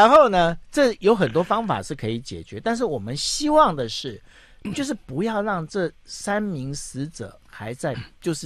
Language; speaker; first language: Chinese; native; Chinese